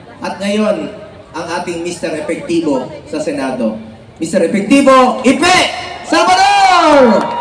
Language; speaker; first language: Filipino; non-native, local second language; Cebuano